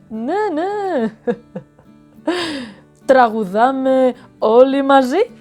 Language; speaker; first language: Greek; non-native, learner; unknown